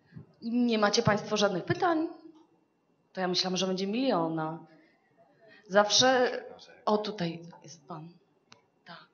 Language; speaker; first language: Polish; non-native, fluent; Czech